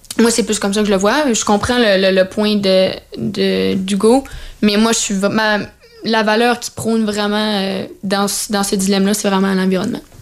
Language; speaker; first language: French; native; French